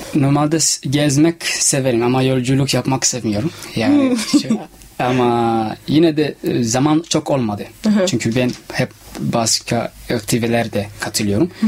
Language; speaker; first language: Turkish; non-native, learner; Somali